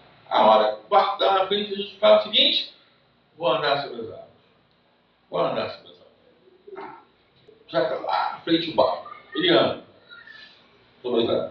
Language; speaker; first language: Portuguese; native; Portuguese